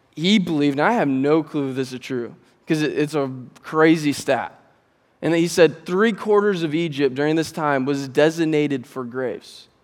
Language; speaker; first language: English; native; English